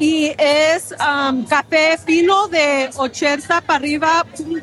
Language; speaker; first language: Spanish; early bilingual, heritage; Spanish